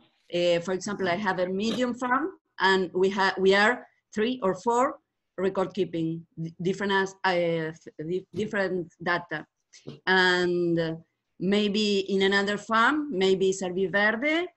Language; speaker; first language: English; non-native, learner; Spanish